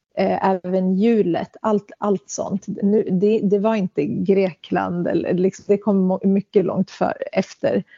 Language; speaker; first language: Swedish; early bilingual, other home language; Central Kurdish